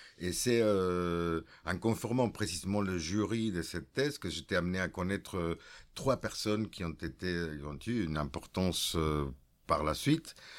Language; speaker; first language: French; non-native, fluent; Spanish